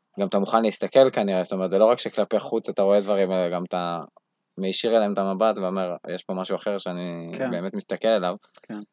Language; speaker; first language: Hebrew; native; Hebrew